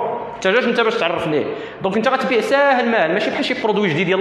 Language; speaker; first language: French; non-native, local second language; Arabic